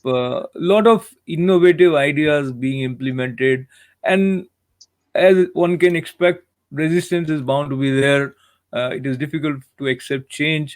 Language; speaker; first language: English; non-native, local second language; Hindi